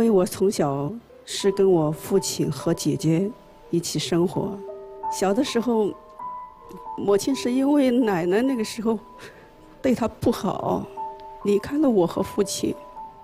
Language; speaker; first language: Chinese; native; Chinese